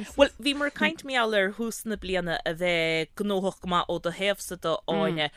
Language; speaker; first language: Irish; native; Irish